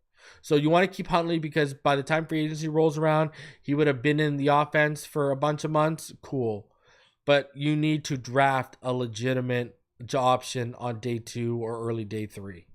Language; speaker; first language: English; native; English